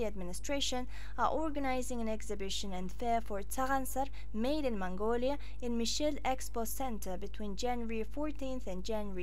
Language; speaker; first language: English; non-native, fluent; Mongolian